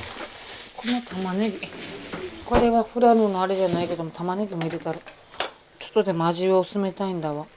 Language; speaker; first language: Japanese; native; Japanese